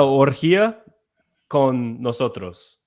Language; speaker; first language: Spanish; non-native, learner; English